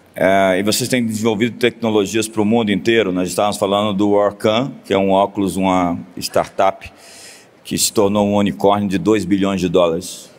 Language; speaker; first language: Portuguese; non-native, fluent; Hebrew